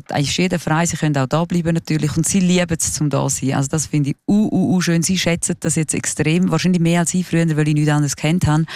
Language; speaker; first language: German; non-native, local second language; Romansh